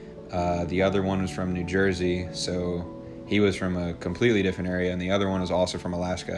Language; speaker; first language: English; native; English